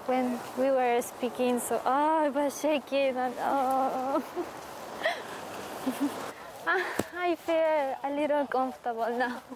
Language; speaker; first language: English; non-native, learner; Spanish